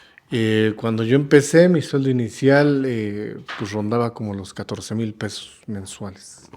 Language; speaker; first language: Spanish; native; Spanish